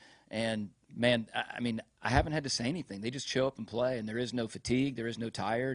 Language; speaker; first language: English; native; English